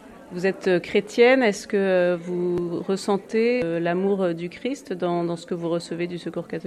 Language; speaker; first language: French; native; French